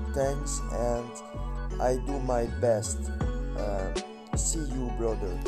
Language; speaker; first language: English; non-native, learner; French